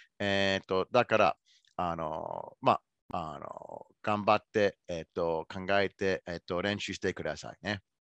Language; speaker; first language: Japanese; non-native, fluent; English